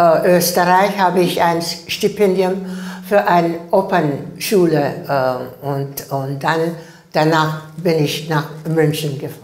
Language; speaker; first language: German; non-native, learner; English